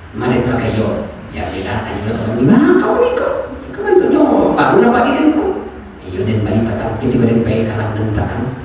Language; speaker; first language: Malay; non-native, local second language; Minangkabau